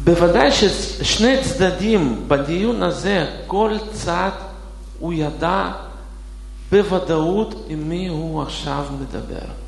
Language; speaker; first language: Hebrew; non-native, fluent; Russian